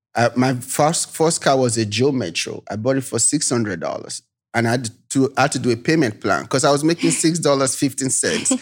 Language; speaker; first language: English; non-native, local second language; Yoruba